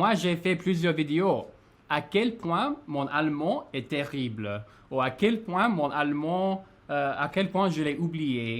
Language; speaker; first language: French; non-native, fluent; English